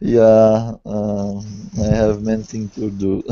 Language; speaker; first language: English; non-native, learner; Portuguese